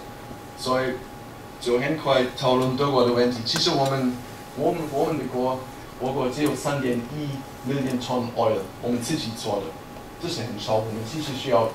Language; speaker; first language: Chinese; non-native, fluent; German